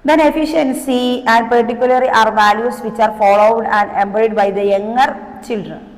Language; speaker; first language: English; non-native, local second language; Malayalam